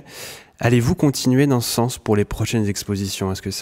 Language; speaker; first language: French; native; French